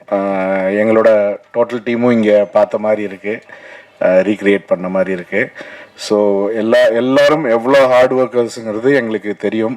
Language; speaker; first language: Tamil; native; Tamil